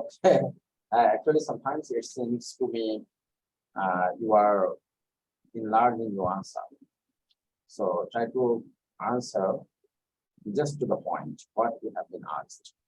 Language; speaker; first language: English; non-native, fluent; Bangla